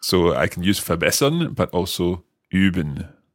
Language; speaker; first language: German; non-native, learner; English